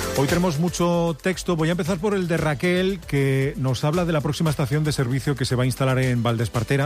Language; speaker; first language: Spanish; native; Spanish